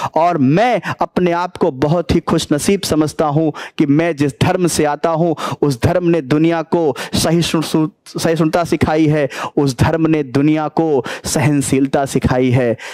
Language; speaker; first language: Hindi; native; Hindi